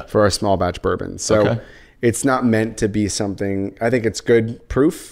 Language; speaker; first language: English; native; English